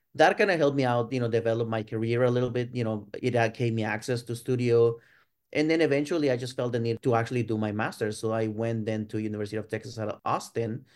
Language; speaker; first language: English; non-native, fluent; Spanish